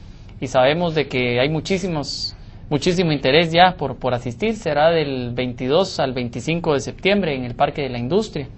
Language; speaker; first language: Spanish; native; Spanish